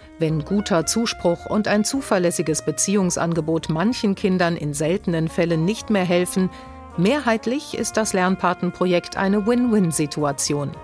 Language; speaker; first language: German; native; German